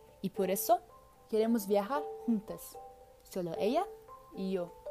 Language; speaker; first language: Spanish; non-native, learner; Portuguese